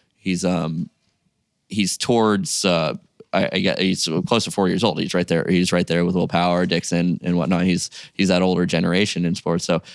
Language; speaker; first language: English; native; English